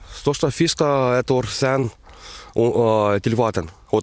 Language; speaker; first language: Swedish; non-native, learner; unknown